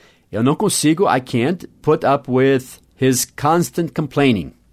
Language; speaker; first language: English; native; English